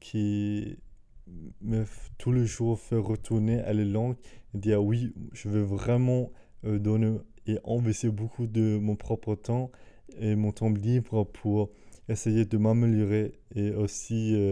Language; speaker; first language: French; non-native, fluent; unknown